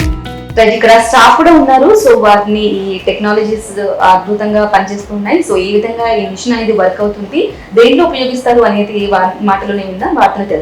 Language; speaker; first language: Telugu; native; Telugu